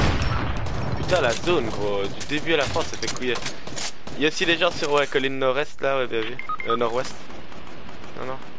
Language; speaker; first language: French; native; French